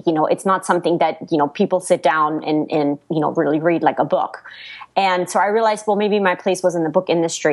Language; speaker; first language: English; non-native, fluent; German